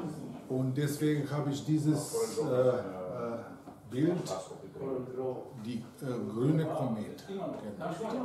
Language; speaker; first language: German; non-native, fluent; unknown